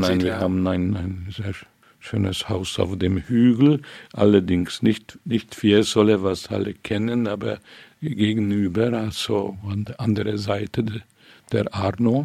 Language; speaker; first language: German; non-native, fluent; Hungarian